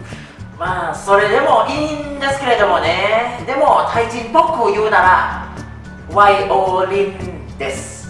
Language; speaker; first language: Japanese; non-native, fluent; Thai